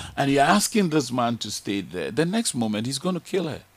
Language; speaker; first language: English; non-native, local second language; Ga